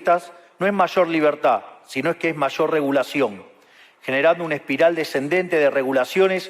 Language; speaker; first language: Spanish; native; Spanish